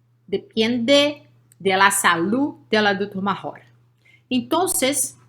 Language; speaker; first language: Spanish; non-native, learner; Portuguese